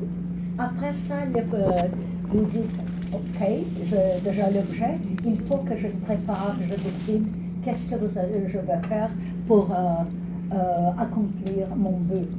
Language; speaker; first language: French; non-native, learner; English